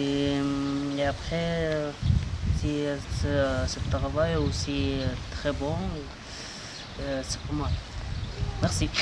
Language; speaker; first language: French; non-native, learner; Arabic